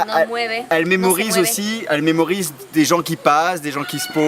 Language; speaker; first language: French; native; French